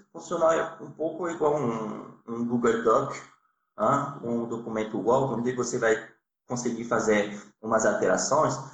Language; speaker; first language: Portuguese; non-native, fluent; French